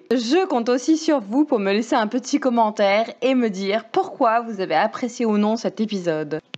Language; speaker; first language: French; native; French